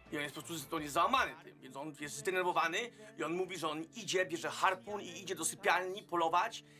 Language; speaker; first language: Polish; non-native, fluent; Danish